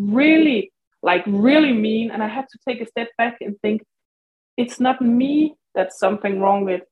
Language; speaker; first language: English; non-native, fluent; Danish